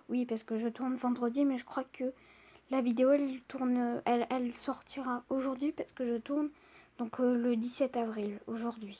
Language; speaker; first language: French; native; French